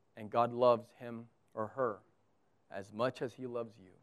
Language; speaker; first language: English; native; English